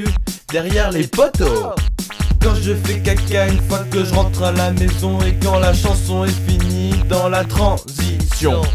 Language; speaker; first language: French; native; French